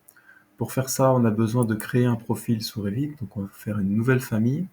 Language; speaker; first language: French; native; French